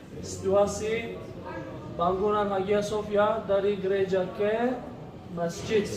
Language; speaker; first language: Indonesian; non-native, learner; Turkish